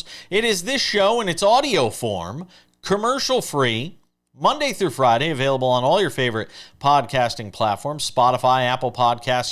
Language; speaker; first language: English; native; English